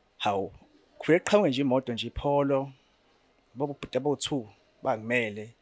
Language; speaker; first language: Zulu; native; Zulu